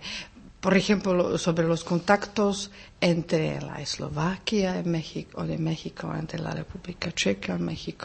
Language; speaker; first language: Spanish; non-native, fluent; Czech